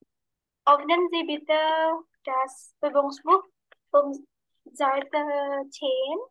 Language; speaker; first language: German; non-native, fluent; Indonesian